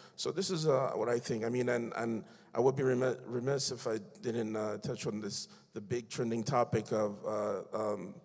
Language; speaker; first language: English; native; English